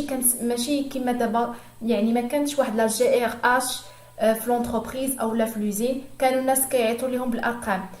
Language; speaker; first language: Arabic; native; Arabic